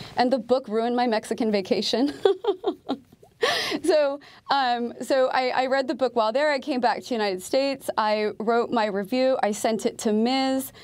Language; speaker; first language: English; native; English